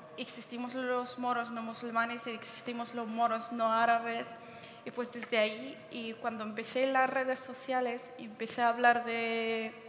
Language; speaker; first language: Spanish; early bilingual, other home language; Berber languages